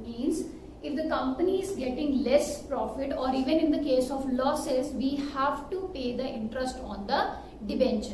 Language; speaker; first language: English; non-native, local second language; Hindi